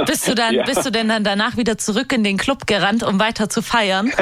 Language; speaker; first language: German; native; German